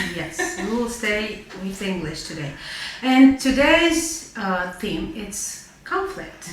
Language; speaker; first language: English; non-native, fluent; Romanian